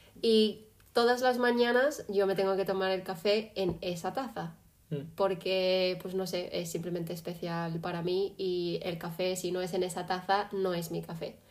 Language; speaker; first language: Spanish; early bilingual, other home language; English